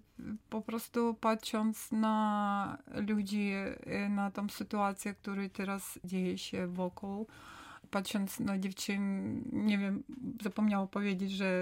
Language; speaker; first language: Polish; non-native, learner; Ukrainian